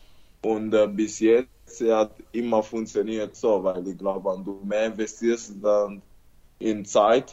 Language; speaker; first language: German; non-native, learner; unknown